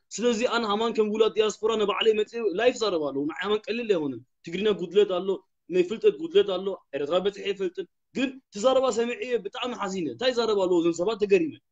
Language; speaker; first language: Tigrinya; early bilingual, heritage; Tigrinya